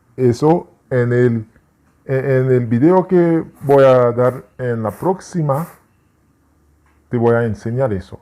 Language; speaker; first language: Spanish; non-native, fluent; Haitian Creole